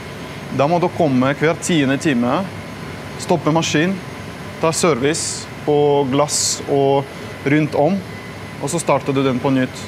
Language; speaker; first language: Norwegian; non-native, fluent; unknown